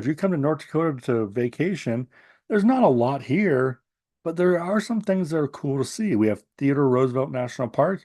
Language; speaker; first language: English; native; English